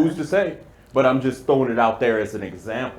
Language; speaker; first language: English; native; English